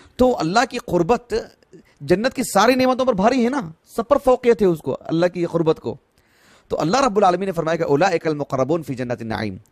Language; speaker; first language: Urdu; native; Urdu